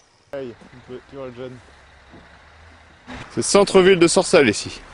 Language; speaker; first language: French; native; French